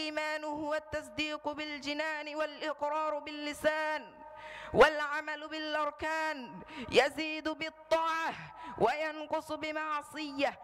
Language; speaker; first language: Arabic; non-native, learner; Bangla